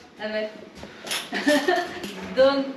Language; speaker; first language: Turkish; non-native, learner; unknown